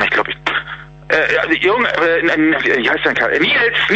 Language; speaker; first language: German; native; German